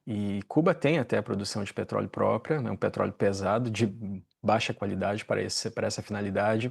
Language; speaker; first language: Portuguese; native; Portuguese